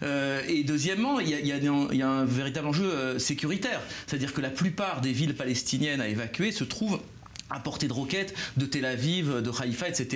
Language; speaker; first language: French; native; French